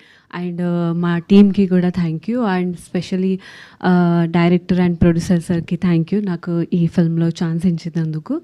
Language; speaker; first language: Telugu; non-native, learner; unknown